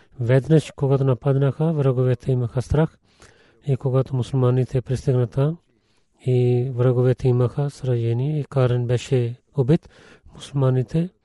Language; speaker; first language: Bulgarian; non-native, learner; Urdu